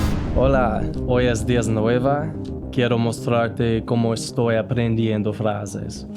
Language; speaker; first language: Spanish; non-native, learner; English